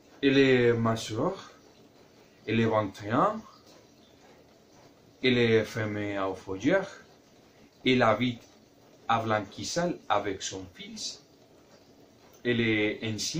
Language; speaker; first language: French; non-native, learner; Spanish